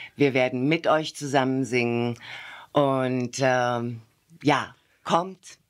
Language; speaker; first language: German; native; German